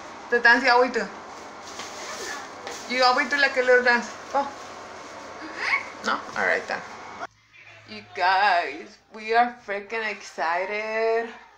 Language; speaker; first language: English; early bilingual, other home language; Spanish